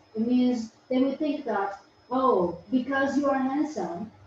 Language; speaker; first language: English; non-native, fluent; Vietnamese